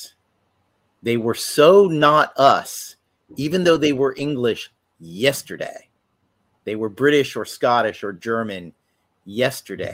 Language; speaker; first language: English; native; English